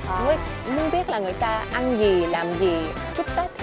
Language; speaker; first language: Vietnamese; early bilingual, heritage; Vietnamese